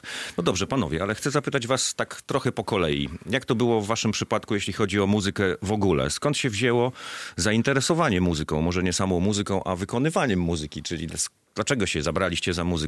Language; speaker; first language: Polish; native; Polish